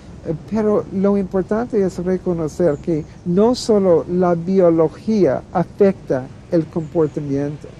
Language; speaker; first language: Spanish; non-native, fluent; English